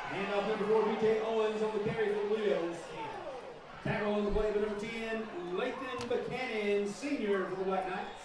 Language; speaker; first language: English; native; English